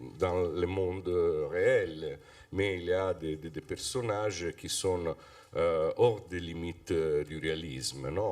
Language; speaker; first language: French; non-native, fluent; Italian